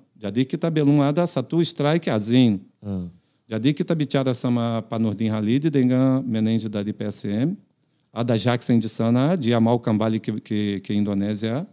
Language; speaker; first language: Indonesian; non-native, fluent; Portuguese